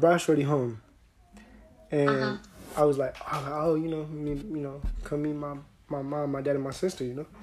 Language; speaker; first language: English; early bilingual, other home language; Spanish